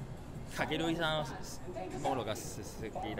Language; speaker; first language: Japanese; non-native, fluent; Cantonese